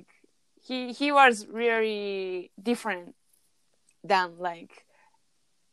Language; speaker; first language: English; non-native, learner; Japanese